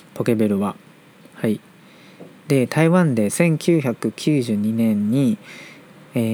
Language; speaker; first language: Japanese; non-native, fluent; Chinese